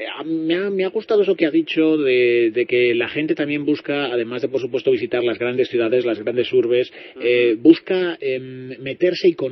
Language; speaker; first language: Spanish; native; Spanish